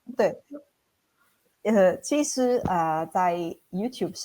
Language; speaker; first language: Chinese; non-native, fluent; Italian